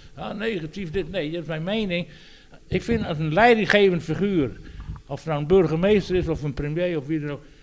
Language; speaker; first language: Dutch; native; Dutch